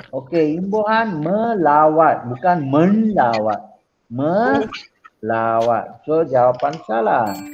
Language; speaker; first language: Malay; non-native, local second language; Tamil